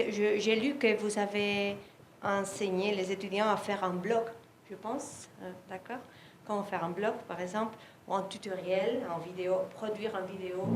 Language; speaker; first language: French; non-native, fluent; Spanish